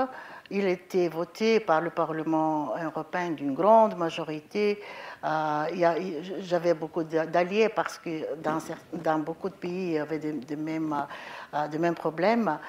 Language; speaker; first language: French; non-native, fluent; Bulgarian